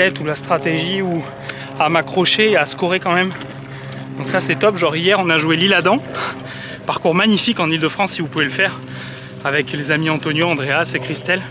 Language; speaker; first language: French; native; French